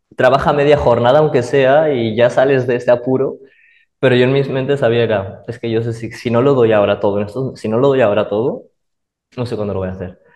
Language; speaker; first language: Spanish; early bilingual, other home language; Arabic